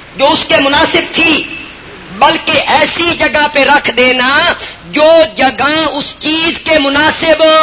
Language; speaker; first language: Urdu; non-native, local second language; Punjabi